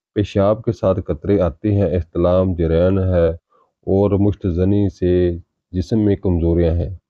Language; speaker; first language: Urdu; native; Urdu